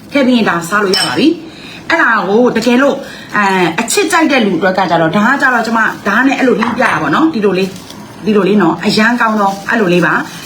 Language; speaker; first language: Burmese; non-native, local second language; Kachin